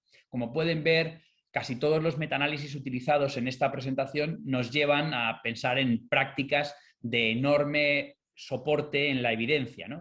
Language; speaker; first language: Spanish; native; Spanish